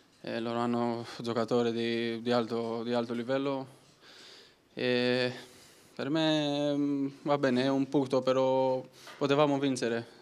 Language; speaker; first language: Italian; non-native, learner; Greek